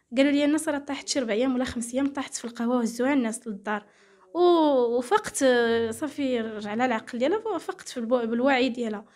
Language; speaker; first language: Arabic; native; Arabic